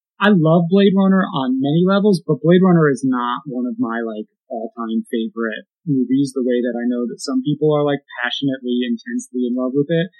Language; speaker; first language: English; native; English